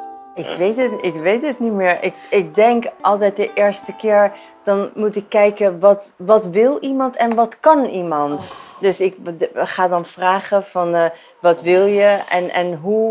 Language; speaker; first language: Dutch; non-native, fluent; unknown